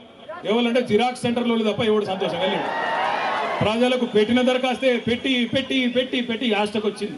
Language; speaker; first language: Telugu; native; Telugu